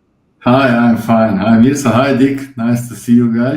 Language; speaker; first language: English; non-native, fluent; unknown